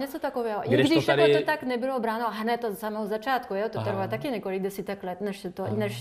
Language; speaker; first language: Czech; non-native, fluent; French